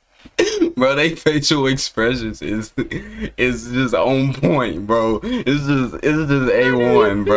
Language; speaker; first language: English; native; English